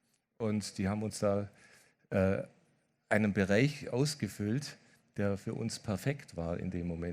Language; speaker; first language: German; native; German